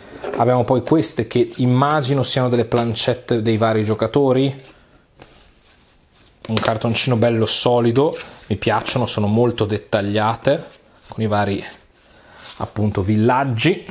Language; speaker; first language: Italian; native; Italian